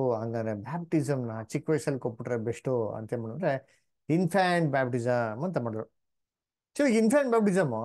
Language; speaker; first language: Kannada; native; Kannada